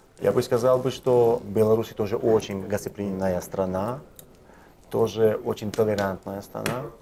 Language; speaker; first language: Russian; non-native, fluent; Georgian